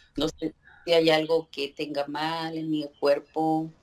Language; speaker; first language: Spanish; native; Spanish